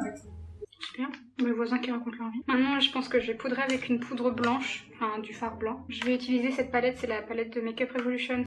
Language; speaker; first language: French; native; French